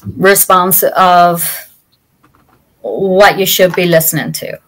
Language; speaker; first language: English; native; English